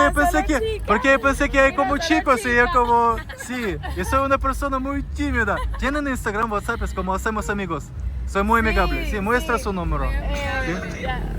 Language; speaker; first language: Spanish; non-native, learner; Russian